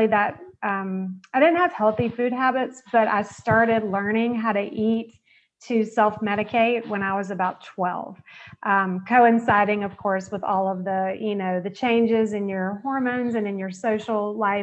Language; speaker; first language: English; native; English